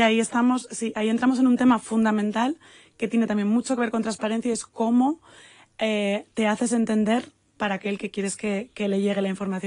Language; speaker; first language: Spanish; native; Spanish